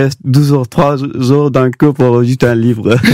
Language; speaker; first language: French; non-native, learner; Pashto